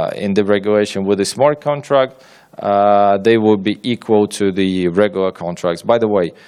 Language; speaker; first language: English; non-native, fluent; Ukrainian